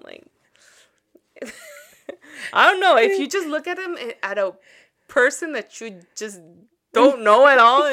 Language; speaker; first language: English; early bilingual, other home language; Spanish